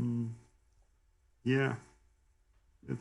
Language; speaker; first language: English; non-native, learner; Turkish